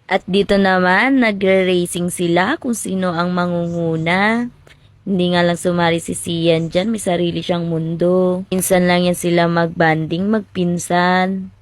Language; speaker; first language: Filipino; native; Filipino